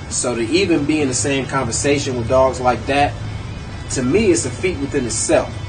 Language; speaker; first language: English; native; English